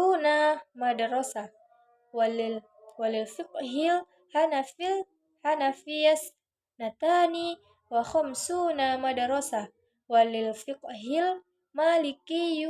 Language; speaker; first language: Arabic; non-native, learner; Indonesian